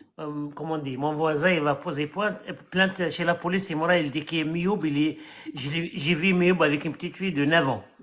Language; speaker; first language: French; non-native, local second language; Arabic